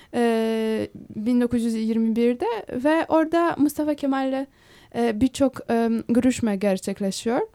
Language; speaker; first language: Turkish; non-native, fluent; Polish